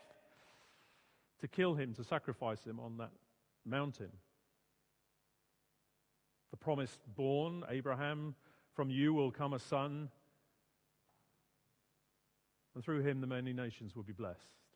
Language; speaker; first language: English; native; English